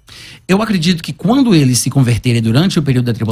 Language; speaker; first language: Portuguese; native; Portuguese